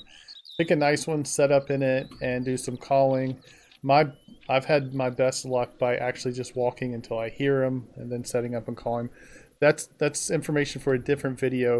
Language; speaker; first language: English; native; English